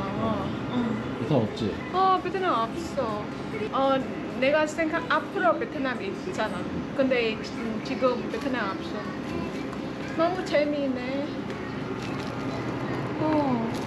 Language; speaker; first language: Korean; non-native, learner; Vietnamese